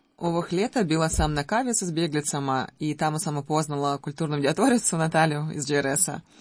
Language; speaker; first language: Croatian; non-native, learner; Russian